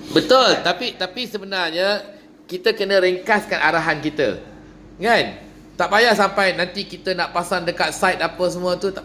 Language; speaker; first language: Malay; native; Malay